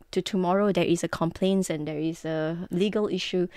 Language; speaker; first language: English; non-native, local second language; Min Nan Chinese